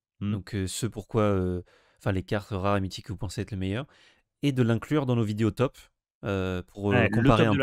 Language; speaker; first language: French; native; French